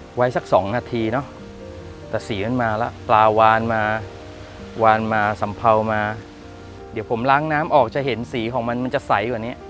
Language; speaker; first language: Thai; native; Thai